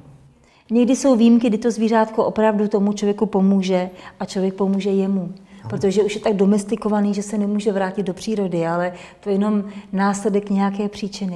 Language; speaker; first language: Czech; native; Czech